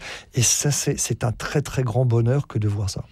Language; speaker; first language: French; native; French